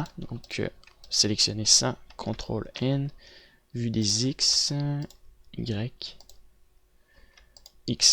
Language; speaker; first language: French; native; French